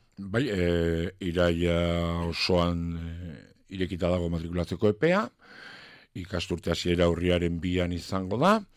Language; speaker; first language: Basque; non-native, local second language; French